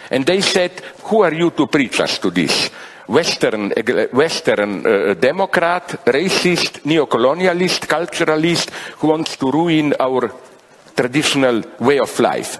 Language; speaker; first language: English; non-native, fluent; Slovenian